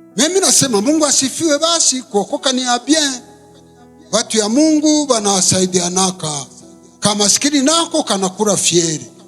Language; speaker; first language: Swahili; non-native, local second language; Kinyarwanda